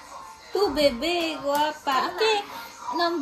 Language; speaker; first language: Spanish; non-native, learner; Filipino